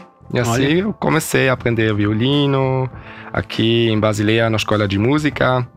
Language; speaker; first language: Portuguese; early bilingual, heritage; Portuguese